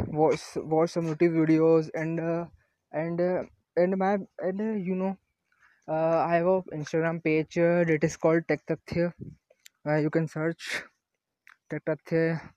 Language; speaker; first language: English; non-native, learner; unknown